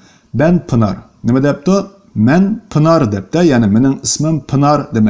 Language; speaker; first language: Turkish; non-native, learner; Uyghur